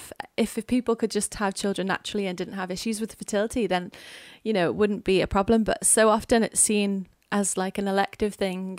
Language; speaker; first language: English; native; English